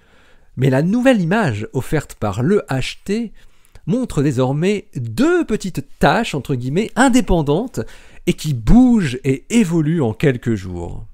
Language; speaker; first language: French; native; French